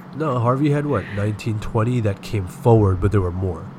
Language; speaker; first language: English; early bilingual, other home language; Hindi